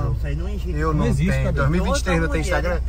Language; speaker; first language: Portuguese; native; Portuguese